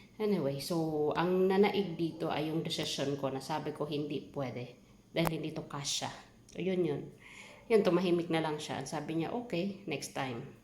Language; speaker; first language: Filipino; non-native, local second language; Waray